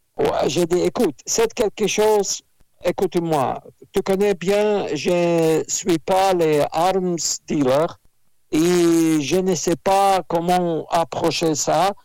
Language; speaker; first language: French; non-native, fluent; Russian